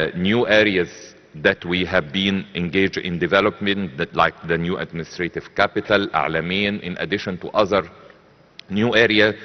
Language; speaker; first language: English; non-native, fluent; Arabic